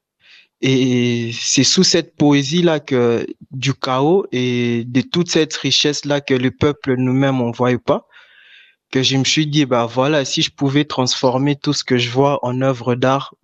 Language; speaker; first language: French; non-native, local second language; Lingala